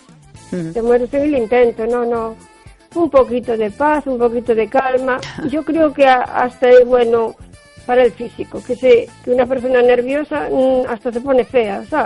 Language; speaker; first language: Spanish; native; Spanish